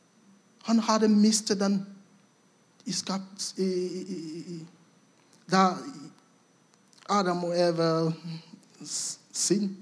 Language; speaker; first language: Norwegian; non-native, fluent; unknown